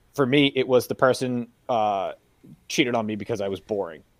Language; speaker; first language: English; native; English